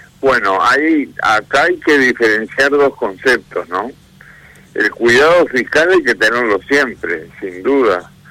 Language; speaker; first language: Spanish; native; Spanish